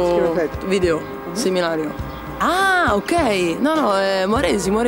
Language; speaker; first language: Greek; non-native, learner; Italian